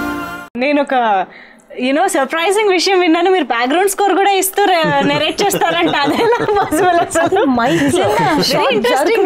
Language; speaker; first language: Telugu; native; Telugu